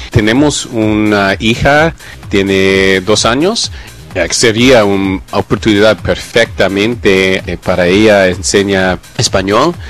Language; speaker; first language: Spanish; non-native, learner; English